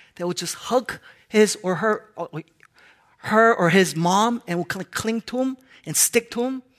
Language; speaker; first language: English; non-native, local second language; Korean